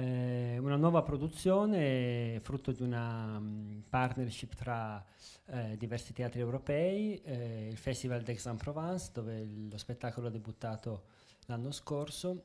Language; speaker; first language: Italian; native; Italian